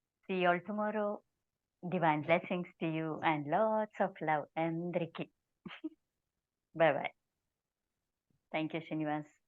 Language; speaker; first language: English; non-native, local second language; Telugu